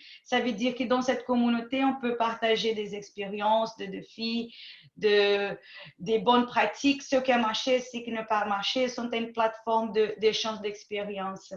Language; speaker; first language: French; non-native, fluent; Portuguese